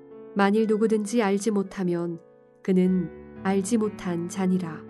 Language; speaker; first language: Korean; native; Korean